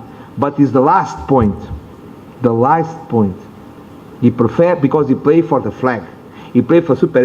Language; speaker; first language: English; non-native, learner; Portuguese